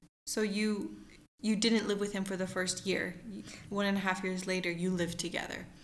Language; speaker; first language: English; early bilingual, other home language; Persian